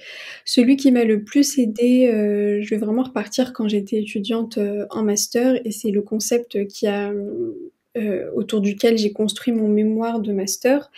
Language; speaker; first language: French; non-native, local second language; Arabic